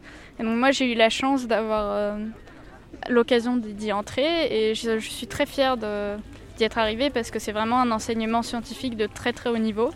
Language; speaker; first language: French; early bilingual, heritage; French